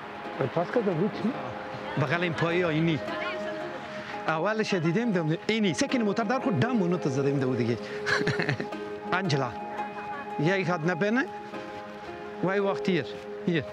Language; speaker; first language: Dutch; non-native, learner; Persian